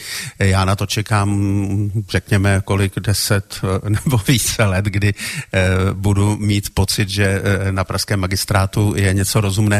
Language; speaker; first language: Czech; native; Czech